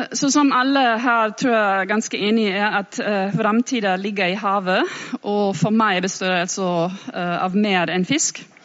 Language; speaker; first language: Norwegian; non-native, fluent; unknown